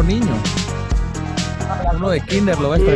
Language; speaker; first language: Spanish; native; Spanish